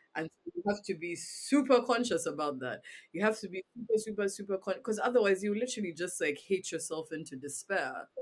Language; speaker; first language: English; non-native, local second language; Ganda